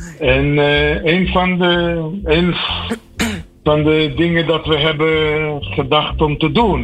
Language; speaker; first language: Dutch; non-native, learner; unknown